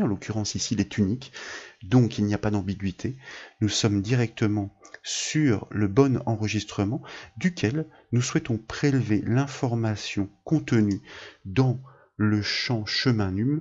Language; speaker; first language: French; native; French